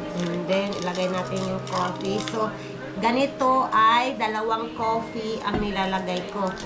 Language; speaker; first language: Filipino; non-native, local second language; Cebuano